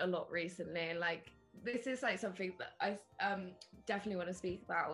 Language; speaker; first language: English; native; English